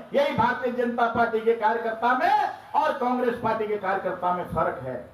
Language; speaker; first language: Hindi; native; Hindi